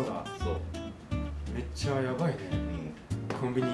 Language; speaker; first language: Japanese; non-native, learner; French